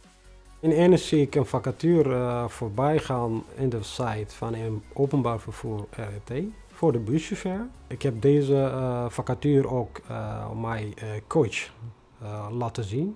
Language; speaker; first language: Dutch; non-native, fluent; Tigrinya